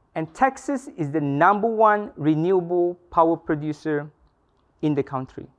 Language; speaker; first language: English; non-native, local second language; Malay